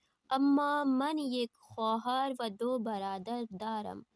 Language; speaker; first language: Persian; non-native, learner; Urdu